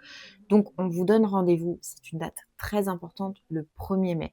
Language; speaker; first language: French; native; French